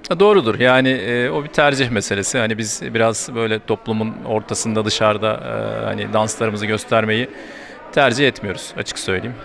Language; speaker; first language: Turkish; native; Turkish